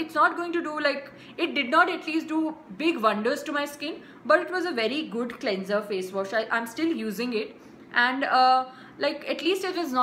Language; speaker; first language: English; non-native, local second language; Hindi